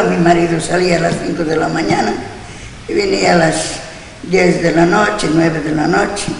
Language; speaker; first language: Spanish; non-native, local second language; Galician